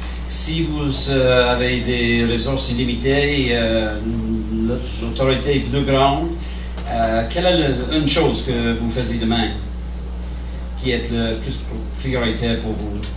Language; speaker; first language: French; non-native, fluent; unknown